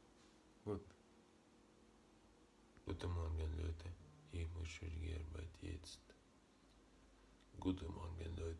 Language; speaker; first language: German; non-native, learner; Russian